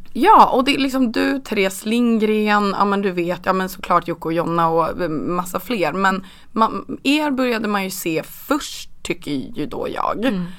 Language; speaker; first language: Swedish; native; Swedish